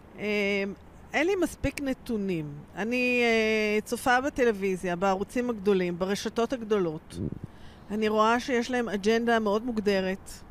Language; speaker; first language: Hebrew; native; Hebrew